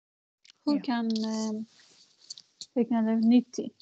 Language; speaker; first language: Swedish; non-native, learner; Arabic